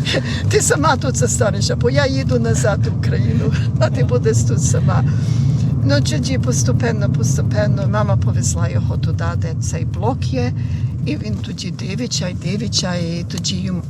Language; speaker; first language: Ukrainian; early bilingual, heritage; Ukrainian